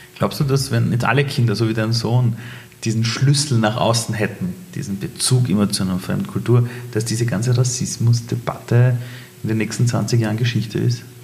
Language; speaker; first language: German; early bilingual, other home language; Persian